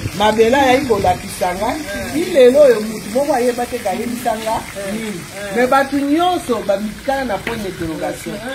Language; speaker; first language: Lingala; native; Lingala